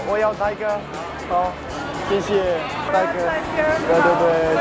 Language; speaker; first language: Chinese; non-native, learner; French